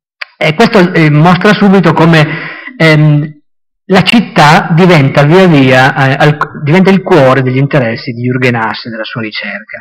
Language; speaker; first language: Italian; native; Italian